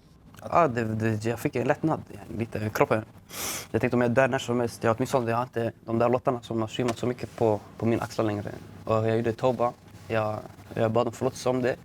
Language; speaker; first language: Swedish; early bilingual, other home language; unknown